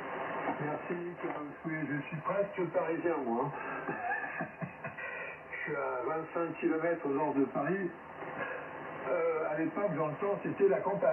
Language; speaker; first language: French; native; French